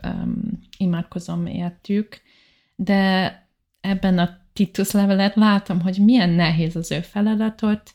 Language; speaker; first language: Hungarian; non-native, learner; English